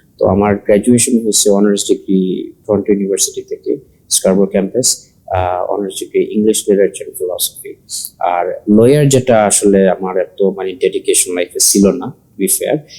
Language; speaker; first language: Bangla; early bilingual, heritage; Sylheti